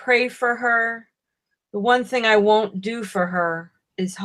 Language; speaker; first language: English; native; English